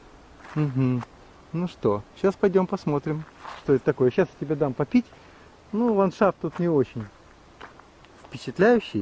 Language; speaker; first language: Russian; native; Russian